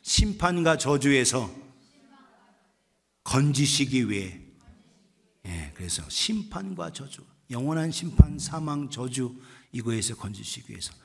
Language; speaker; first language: Korean; native; Korean